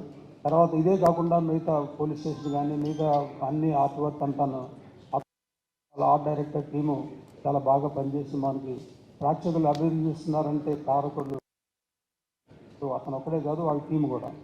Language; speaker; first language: Telugu; native; Telugu